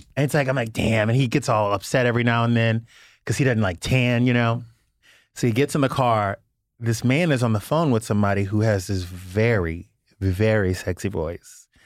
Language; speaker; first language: English; native; English